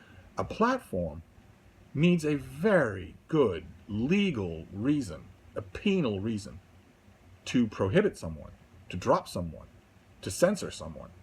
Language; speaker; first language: English; native; English